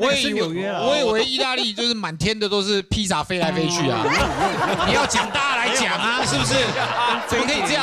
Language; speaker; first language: Chinese; native; Chinese